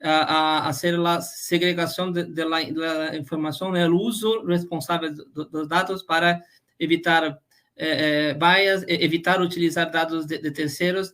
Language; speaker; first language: Spanish; non-native, fluent; Portuguese